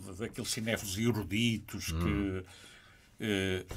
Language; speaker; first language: Portuguese; native; Portuguese